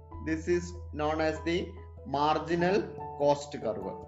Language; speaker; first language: English; non-native, local second language; Malayalam